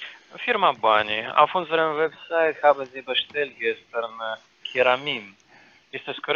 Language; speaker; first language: German; non-native, learner; Ukrainian